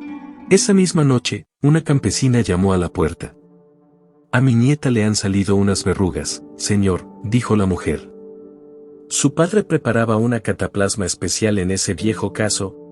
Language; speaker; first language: Spanish; native; Spanish